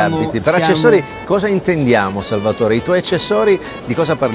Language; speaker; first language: Italian; native; Italian